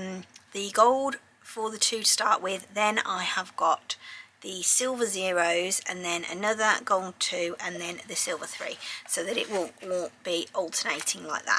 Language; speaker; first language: English; native; English